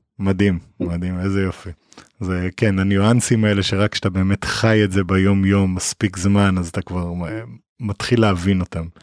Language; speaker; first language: Hebrew; native; Hebrew